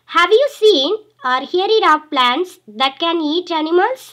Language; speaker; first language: English; non-native, local second language; Tamil